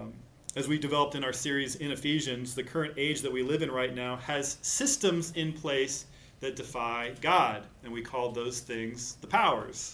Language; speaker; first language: English; native; English